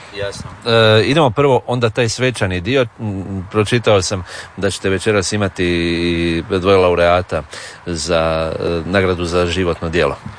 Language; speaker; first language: Croatian; native; Croatian